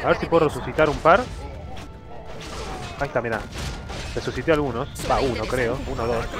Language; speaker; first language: Spanish; native; Spanish